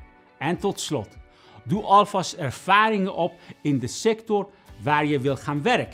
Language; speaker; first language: Dutch; non-native, fluent; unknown